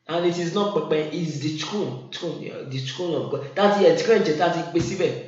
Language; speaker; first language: English; non-native, local second language; Yoruba